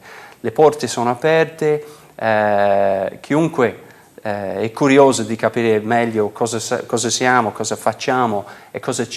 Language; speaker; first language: Italian; non-native, fluent; English